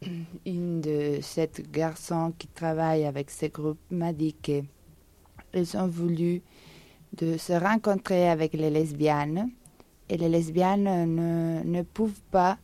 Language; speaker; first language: French; non-native, fluent; Spanish